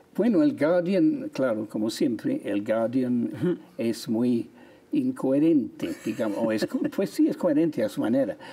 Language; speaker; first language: Spanish; non-native, fluent; English